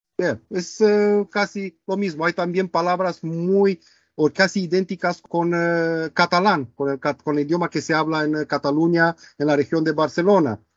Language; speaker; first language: Spanish; non-native, fluent; Romanian